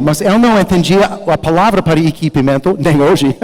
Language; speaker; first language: Portuguese; non-native, learner; English